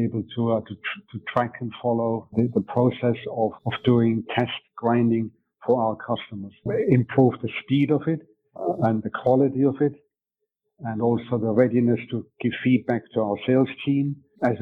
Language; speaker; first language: English; non-native, fluent; German